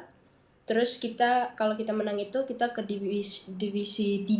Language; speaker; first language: Indonesian; early bilingual, heritage; Dutch